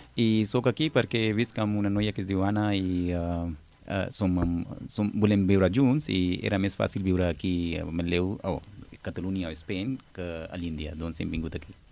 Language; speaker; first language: Catalan; non-native, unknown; Hindi